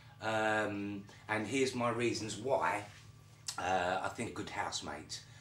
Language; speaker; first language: English; native; English